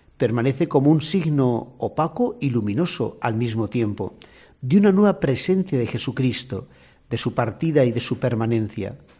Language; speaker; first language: Spanish; native; Spanish